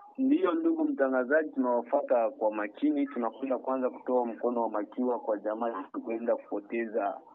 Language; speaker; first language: Swahili; native; Swahili